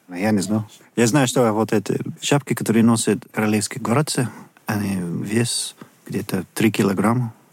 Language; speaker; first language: Russian; non-native, fluent; English